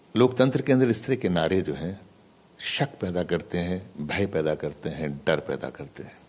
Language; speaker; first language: Hindi; native; Hindi